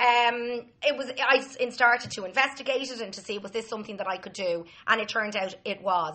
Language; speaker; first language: English; native; English